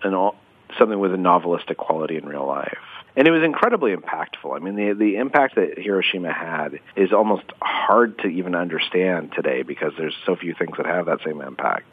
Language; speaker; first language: English; native; English